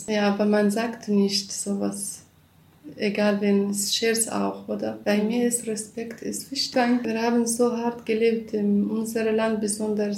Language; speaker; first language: German; non-native, learner; Kurdish